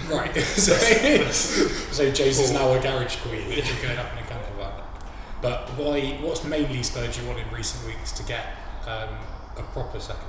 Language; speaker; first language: English; native; English